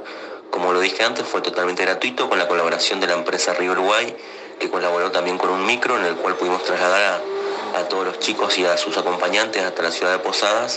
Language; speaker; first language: Spanish; native; Spanish